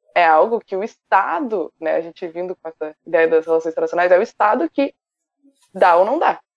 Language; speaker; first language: Portuguese; native; Portuguese